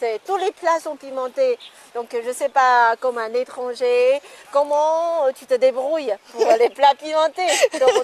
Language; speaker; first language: French; non-native, fluent; Chinese